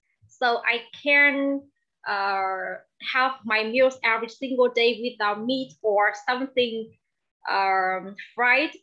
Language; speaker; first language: English; non-native, learner; Vietnamese